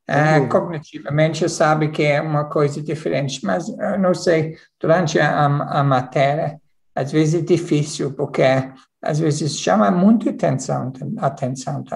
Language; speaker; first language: Portuguese; non-native, fluent; English